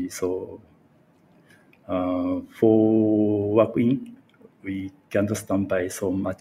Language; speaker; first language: English; non-native, learner; Japanese